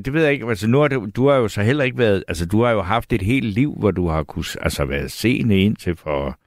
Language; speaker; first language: Danish; native; Danish